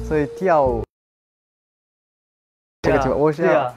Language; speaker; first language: Chinese; non-native, fluent; Japanese